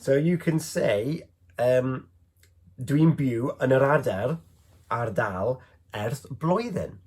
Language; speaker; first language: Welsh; non-native, learner; English